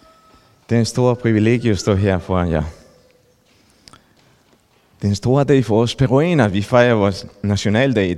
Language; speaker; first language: Danish; non-native, fluent; Spanish